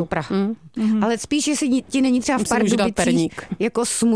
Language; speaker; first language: Czech; native; Czech